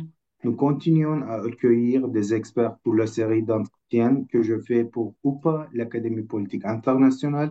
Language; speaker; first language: French; non-native, fluent; Turkish